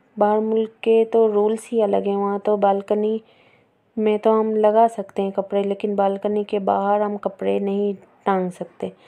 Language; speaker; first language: Urdu; native; Urdu